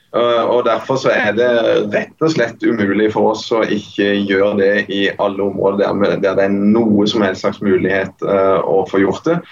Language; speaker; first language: Norwegian; native; Norwegian